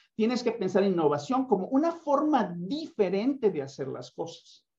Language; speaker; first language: Spanish; native; Spanish